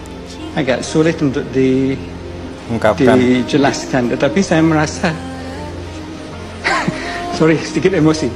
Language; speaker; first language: Indonesian; non-native, fluent; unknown